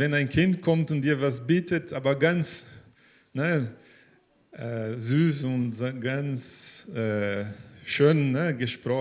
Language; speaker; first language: German; non-native, fluent; Portuguese